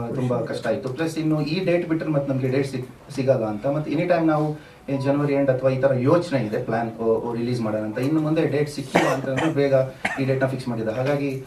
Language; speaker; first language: Kannada; non-native, local second language; Tulu